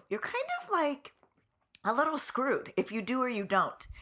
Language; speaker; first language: English; native; English